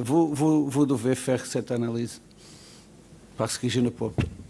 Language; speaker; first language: French; non-native, learner; Portuguese